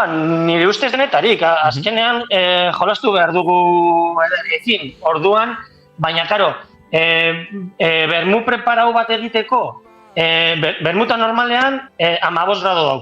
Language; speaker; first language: Basque; non-native, local second language; Spanish